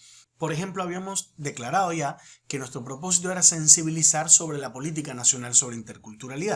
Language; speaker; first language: Spanish; native; Spanish